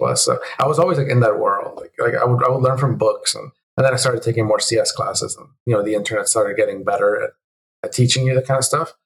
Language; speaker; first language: English; early bilingual, other home language; Spanish